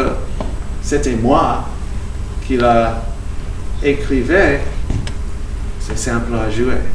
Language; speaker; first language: French; non-native, fluent; English